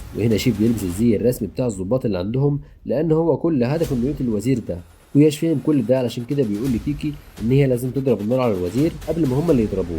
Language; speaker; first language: Arabic; native; Arabic